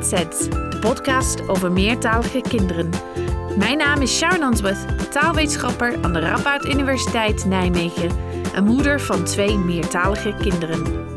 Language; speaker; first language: Dutch; non-native, fluent; English